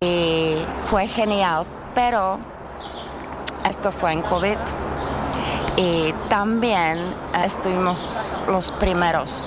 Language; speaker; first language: Spanish; non-native, learner; Czech